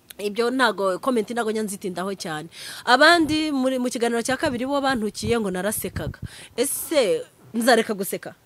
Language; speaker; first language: Kinyarwanda; early bilingual, heritage; Kinyarwanda